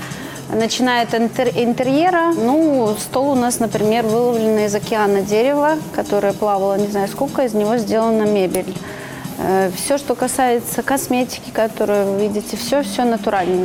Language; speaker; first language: Russian; native; Russian